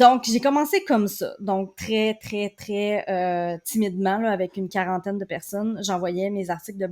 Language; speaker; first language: French; native; French